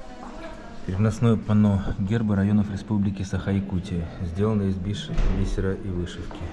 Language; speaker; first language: Russian; native; Russian